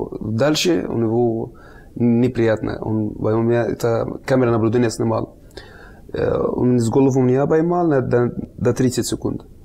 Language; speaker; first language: Russian; non-native, learner; Arabic